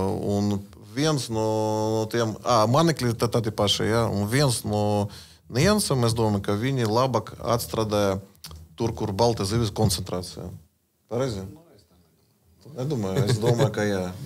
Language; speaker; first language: Latvian; non-native, learner; Russian